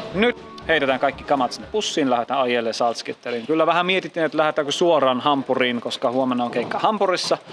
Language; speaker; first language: Finnish; non-native, fluent; German